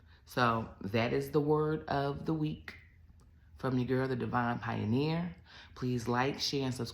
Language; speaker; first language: English; native; English